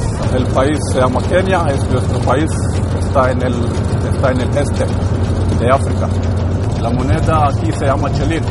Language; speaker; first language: Spanish; non-native, fluent; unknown